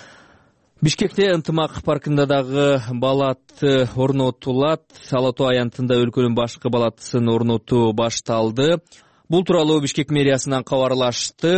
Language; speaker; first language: Kyrgyz; native; Kyrgyz